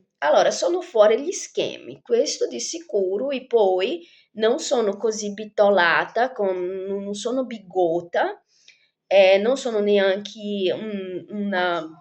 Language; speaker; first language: Italian; non-native, fluent; Portuguese